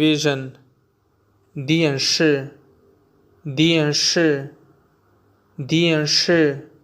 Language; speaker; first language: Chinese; non-native, learner; Urdu